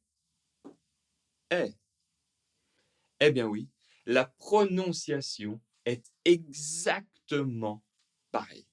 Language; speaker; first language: French; native; French